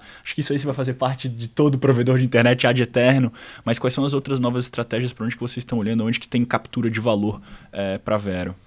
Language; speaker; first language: Portuguese; native; Portuguese